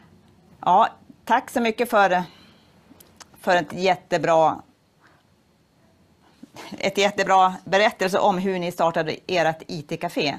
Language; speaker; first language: Swedish; native; Swedish